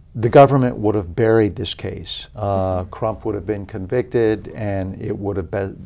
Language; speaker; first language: English; native; English